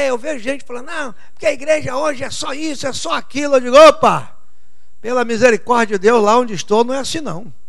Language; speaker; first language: Portuguese; native; Portuguese